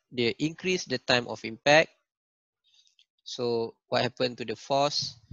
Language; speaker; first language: English; non-native, local second language; Malay